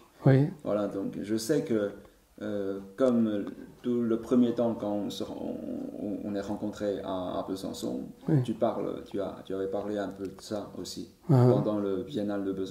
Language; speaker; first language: French; non-native, learner; Chinese